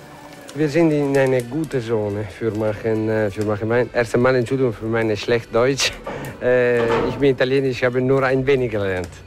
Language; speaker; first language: German; non-native, learner; Italian